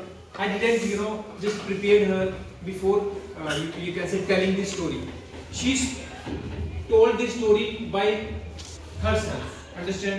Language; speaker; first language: English; non-native, local second language; Hindi